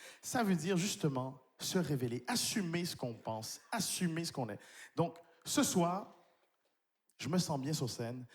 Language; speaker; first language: French; native; French